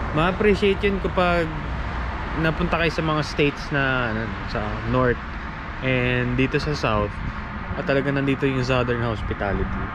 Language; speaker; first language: Filipino; native; Filipino